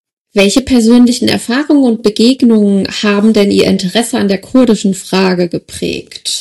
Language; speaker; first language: German; native; German